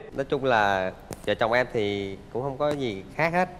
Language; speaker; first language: Vietnamese; native; Vietnamese